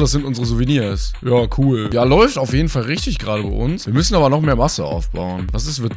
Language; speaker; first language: German; native; German